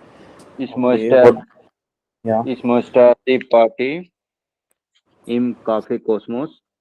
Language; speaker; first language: German; non-native, learner; Hindi